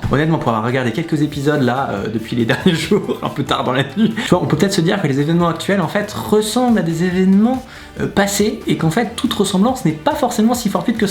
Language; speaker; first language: French; native; French